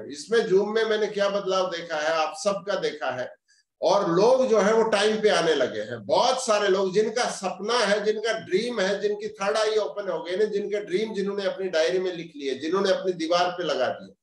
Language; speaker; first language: Hindi; native; Hindi